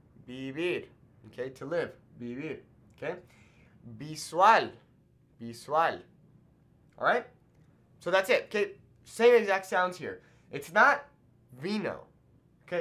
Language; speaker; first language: English; native; English